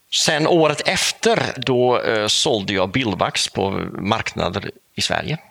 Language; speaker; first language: Swedish; non-native, fluent; Dutch